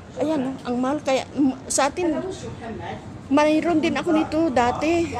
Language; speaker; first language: Filipino; native; Filipino